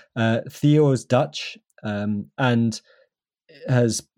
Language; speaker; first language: English; native; English